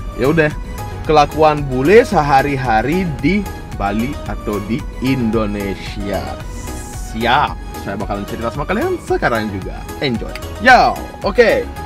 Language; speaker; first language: Indonesian; non-native, fluent; Russian